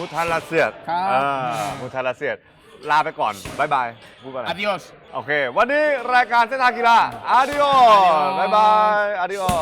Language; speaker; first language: Thai; native; Thai